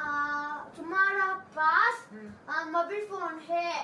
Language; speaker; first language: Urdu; non-native, local second language; Tamil